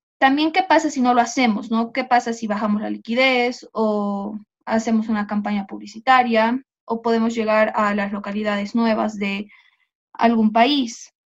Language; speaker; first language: Spanish; native; Spanish